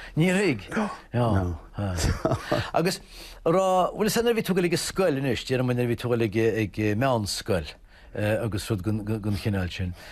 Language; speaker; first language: Irish; native; Irish